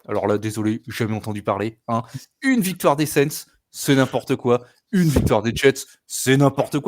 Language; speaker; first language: French; native; French